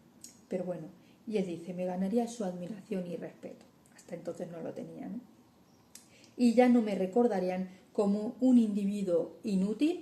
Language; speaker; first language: Spanish; native; Spanish